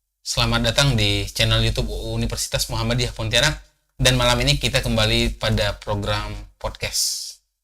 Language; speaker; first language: Indonesian; native; Indonesian